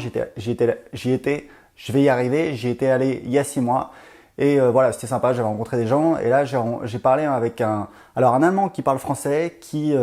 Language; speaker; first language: French; native; French